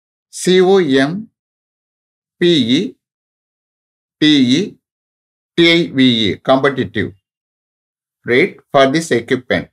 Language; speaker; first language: English; non-native, local second language; Tamil